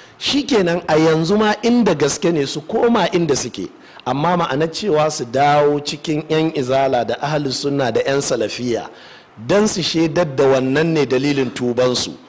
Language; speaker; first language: Hausa; native; Hausa